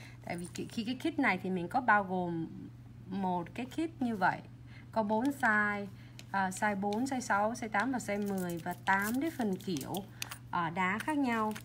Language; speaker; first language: Vietnamese; native; Vietnamese